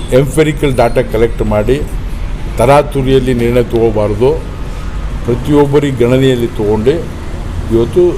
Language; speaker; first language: Kannada; non-native, local second language; Lambadi